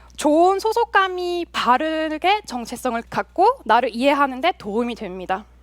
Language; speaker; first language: Korean; early bilingual, heritage; Korean